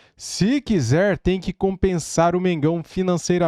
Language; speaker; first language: Portuguese; native; Portuguese